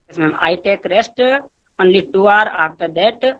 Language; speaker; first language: English; non-native, learner; Hindi